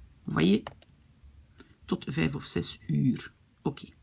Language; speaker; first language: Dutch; non-native, fluent; French